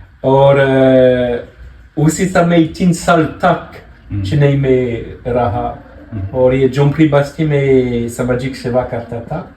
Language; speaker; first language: Hindi; non-native, learner; French